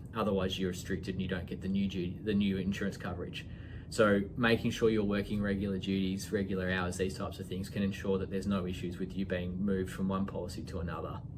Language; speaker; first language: English; native; English